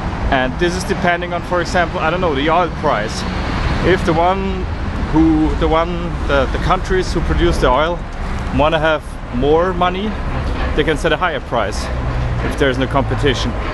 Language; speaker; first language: English; non-native, fluent; German